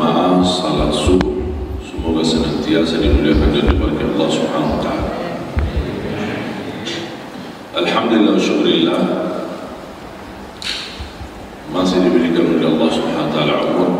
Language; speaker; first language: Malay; non-native, fluent; Arabic